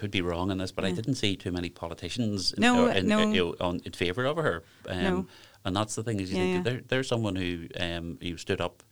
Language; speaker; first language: English; native; English